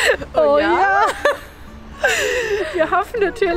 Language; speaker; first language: German; native; German